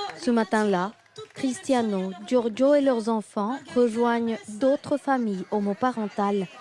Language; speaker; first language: French; native; French